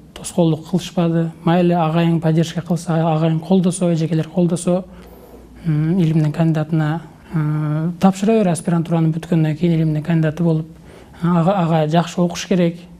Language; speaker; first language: Kyrgyz; non-native, local second language; Uzbek